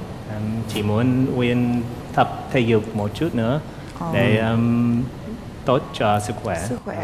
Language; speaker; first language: Vietnamese; non-native, fluent; English